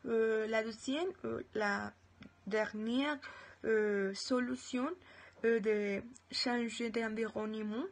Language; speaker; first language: French; non-native, learner; Spanish